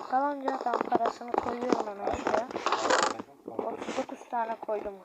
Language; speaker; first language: Turkish; native; Turkish